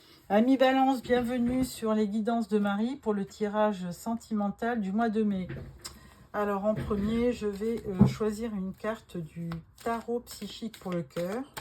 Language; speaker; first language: French; native; French